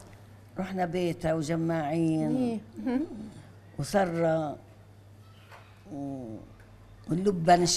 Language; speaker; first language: Arabic; native; Arabic